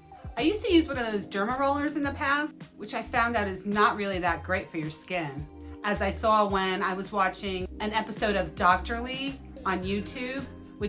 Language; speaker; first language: English; native; English